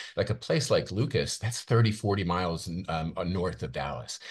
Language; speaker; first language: English; native; English